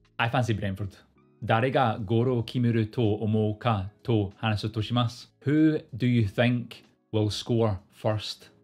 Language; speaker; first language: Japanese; non-native, fluent; English